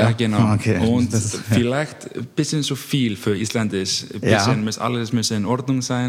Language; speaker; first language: German; non-native, learner; Icelandic